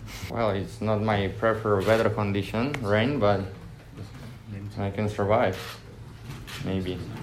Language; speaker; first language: English; non-native, fluent; Slovak